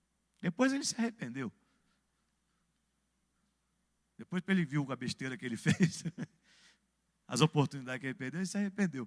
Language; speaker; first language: Portuguese; native; Portuguese